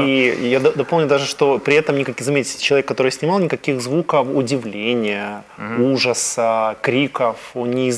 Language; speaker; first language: Ukrainian; non-native, local second language; Russian